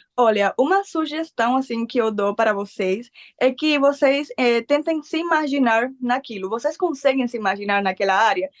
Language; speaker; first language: Portuguese; non-native, fluent; Spanish